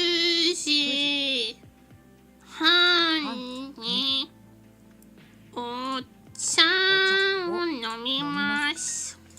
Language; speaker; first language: Japanese; non-native, learner; English